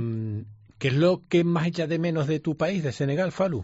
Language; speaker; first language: Spanish; native; Spanish